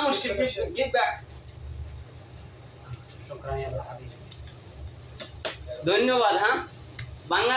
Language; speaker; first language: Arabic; non-native, learner; Bangla